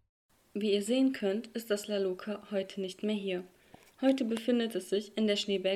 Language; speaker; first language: German; native; German